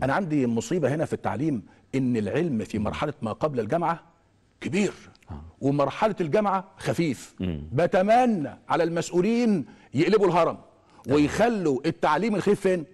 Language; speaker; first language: Arabic; native; Arabic